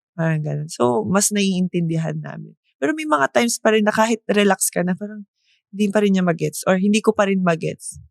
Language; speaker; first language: Filipino; native; Filipino